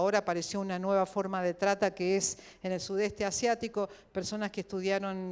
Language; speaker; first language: Spanish; native; Spanish